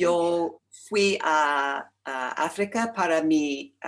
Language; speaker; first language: Spanish; non-native, learner; English